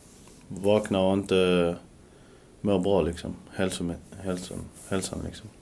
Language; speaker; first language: Swedish; early bilingual, other home language; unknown